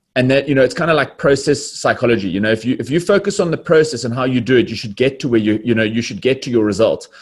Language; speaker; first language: English; native; English